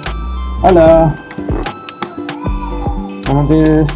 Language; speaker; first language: Spanish; non-native, learner; English